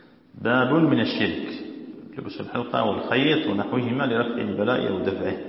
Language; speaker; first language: Arabic; native; Arabic